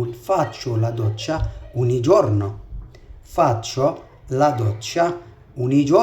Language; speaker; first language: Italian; non-native, fluent; Arabic